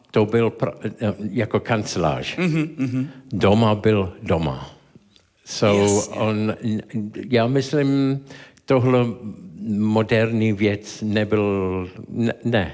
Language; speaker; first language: Czech; non-native, learner; English